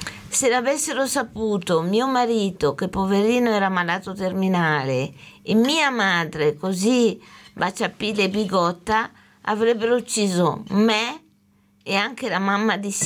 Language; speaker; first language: Italian; native; Italian